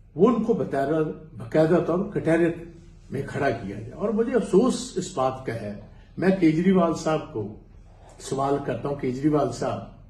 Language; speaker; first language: Hindi; non-native, local second language; Punjabi